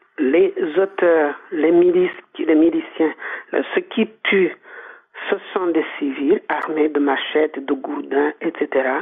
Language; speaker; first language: French; non-native, local second language; Kinyarwanda